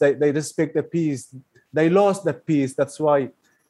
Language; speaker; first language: English; non-native, learner; Persian